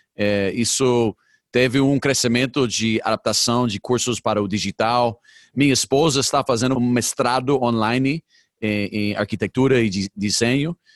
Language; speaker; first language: Portuguese; non-native, fluent; English